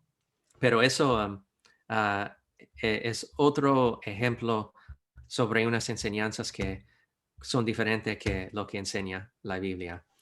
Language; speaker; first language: Spanish; non-native, fluent; English